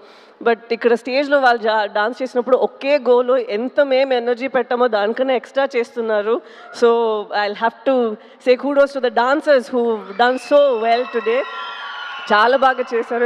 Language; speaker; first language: Telugu; non-native, fluent; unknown